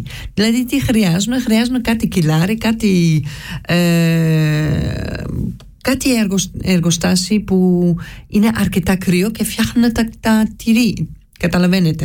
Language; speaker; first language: Greek; early bilingual, heritage; Greek